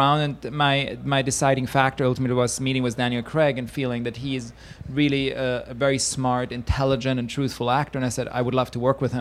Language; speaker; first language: English; non-native, fluent; Swiss German